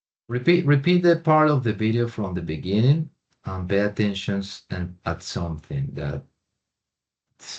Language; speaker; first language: English; non-native, fluent; Spanish